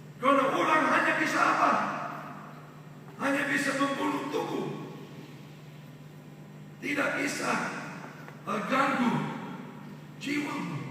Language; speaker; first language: Indonesian; non-native, learner; English